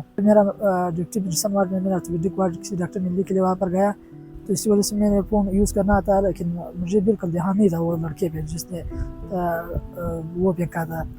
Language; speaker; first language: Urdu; non-native, local second language; Pashto